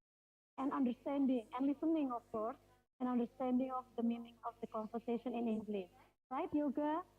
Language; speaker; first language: English; non-native, fluent; Indonesian